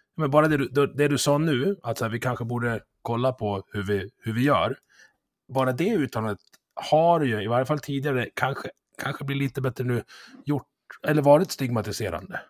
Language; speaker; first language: Swedish; native; Swedish